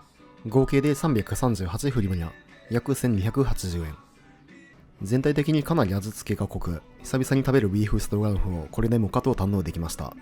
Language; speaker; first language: Japanese; native; Japanese